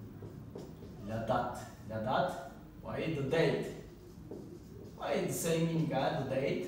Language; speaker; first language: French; non-native, fluent; Turkish